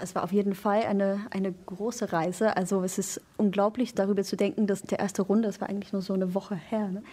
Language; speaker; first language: German; non-native, fluent; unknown